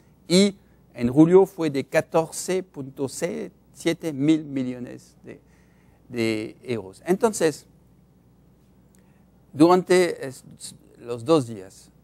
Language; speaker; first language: Spanish; non-native, fluent; French